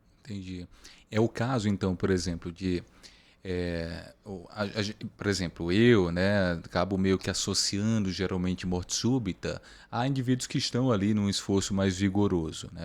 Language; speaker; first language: Portuguese; native; Portuguese